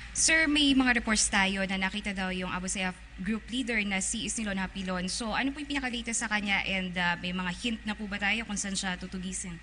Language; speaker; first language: Filipino; native; Filipino